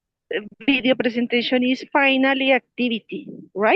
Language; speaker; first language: English; non-native, learner; Spanish